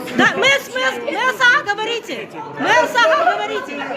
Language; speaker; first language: Russian; non-native, local second language; Kazakh